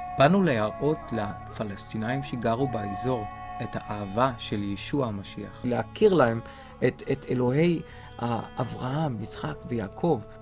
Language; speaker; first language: Hebrew; non-native, local second language; Arabic